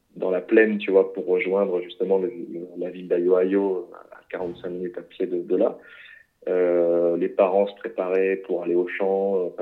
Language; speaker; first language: French; native; French